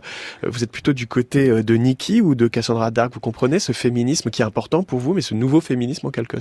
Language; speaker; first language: French; native; French